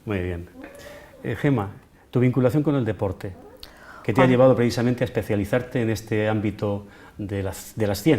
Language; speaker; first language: Spanish; native; Spanish